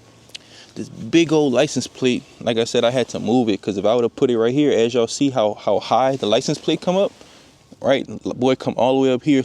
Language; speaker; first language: English; native; English